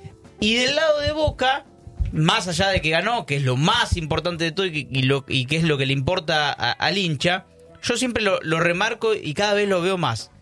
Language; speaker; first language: Spanish; native; Spanish